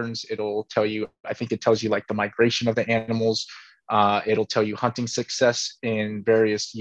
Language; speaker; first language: English; native; English